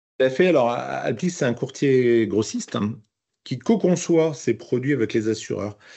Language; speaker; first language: French; native; French